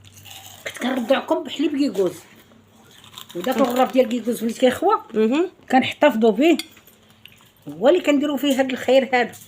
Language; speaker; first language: Arabic; native; Arabic